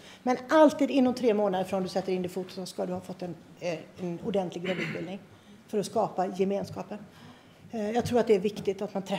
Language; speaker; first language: Swedish; native; Swedish